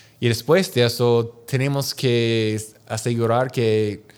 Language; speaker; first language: Spanish; non-native, learner; English